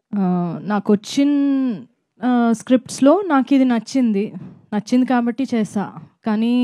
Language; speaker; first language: Telugu; non-native, fluent; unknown